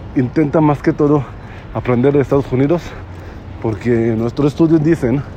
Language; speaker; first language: Spanish; non-native, fluent; Hebrew